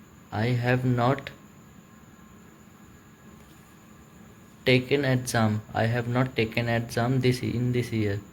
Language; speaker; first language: English; non-native, learner; Hindi